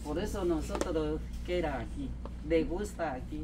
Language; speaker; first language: Spanish; non-native, learner; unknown